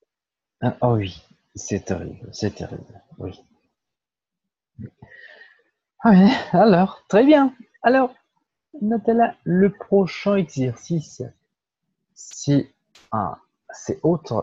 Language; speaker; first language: French; non-native, learner; Portuguese